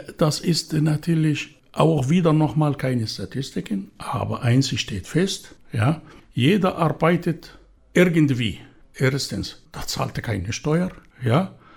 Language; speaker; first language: German; non-native, fluent; Arabic